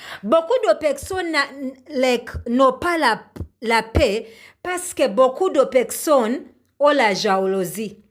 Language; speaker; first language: French; non-native, learner; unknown